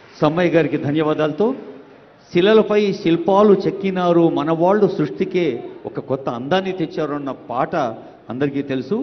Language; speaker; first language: Telugu; native; Telugu